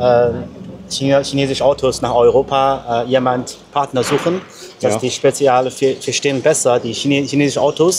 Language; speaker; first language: German; non-native, learner; Chinese